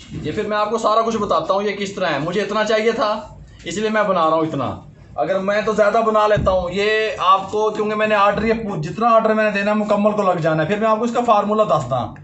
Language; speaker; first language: Urdu; non-native, local second language; Punjabi